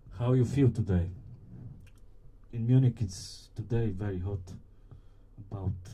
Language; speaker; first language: English; non-native, learner; Bulgarian